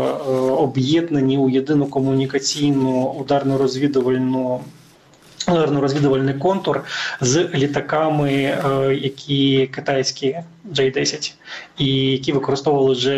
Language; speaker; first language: Ukrainian; native; Ukrainian